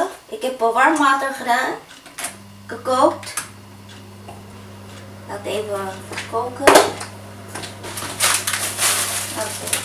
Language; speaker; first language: Dutch; non-native, fluent; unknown